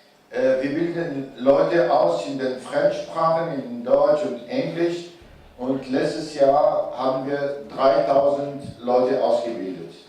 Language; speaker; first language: German; non-native, fluent; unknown